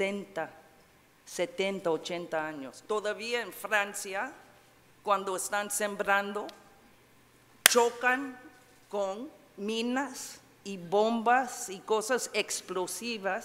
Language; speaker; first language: Spanish; non-native, fluent; English